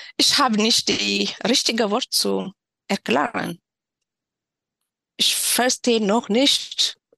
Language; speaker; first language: German; non-native, learner; Tigrinya